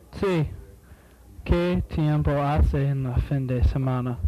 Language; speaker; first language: Spanish; non-native, learner; English